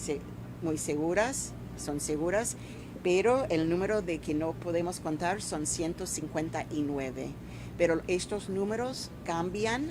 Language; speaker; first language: Spanish; non-native, fluent; English